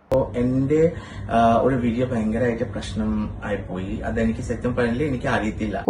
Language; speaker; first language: Malayalam; non-native, fluent; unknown